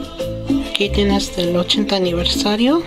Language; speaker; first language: Spanish; early bilingual, heritage; Spanish